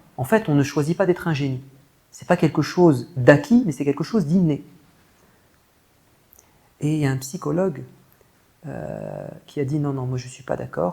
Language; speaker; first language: French; native; French